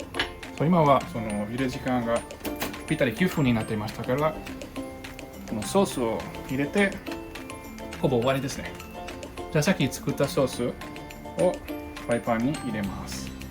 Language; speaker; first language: Japanese; non-native, fluent; Italian